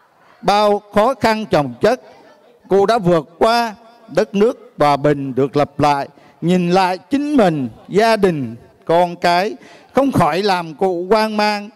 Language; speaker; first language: Vietnamese; native; Vietnamese